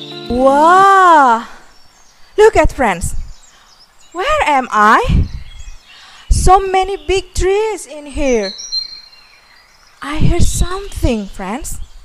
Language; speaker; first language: English; non-native, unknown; Indonesian